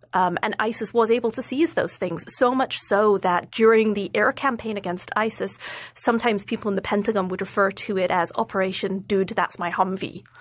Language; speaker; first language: English; native; English